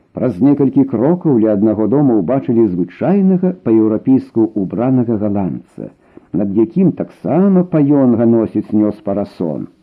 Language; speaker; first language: Belarusian; native; Belarusian